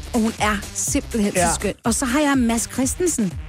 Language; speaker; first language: Danish; early bilingual, other home language; English